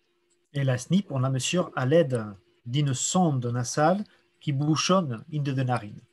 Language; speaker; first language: French; native; French